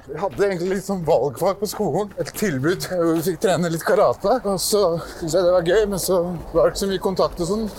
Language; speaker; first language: Norwegian; early bilingual, other home language; Persian